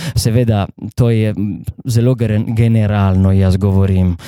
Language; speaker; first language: Slovenian; non-native, fluent; Italian